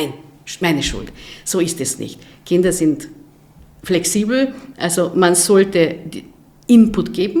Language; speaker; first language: German; non-native, fluent; Hungarian